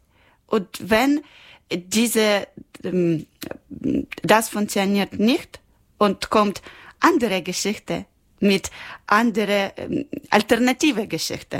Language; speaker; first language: German; non-native, learner; Ukrainian